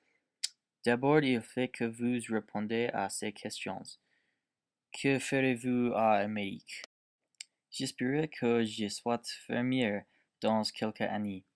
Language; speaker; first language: French; non-native, learner; English